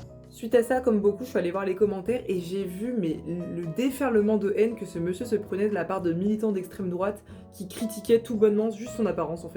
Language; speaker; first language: French; native; French